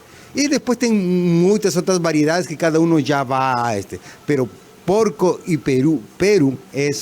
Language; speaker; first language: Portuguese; non-native, fluent; Spanish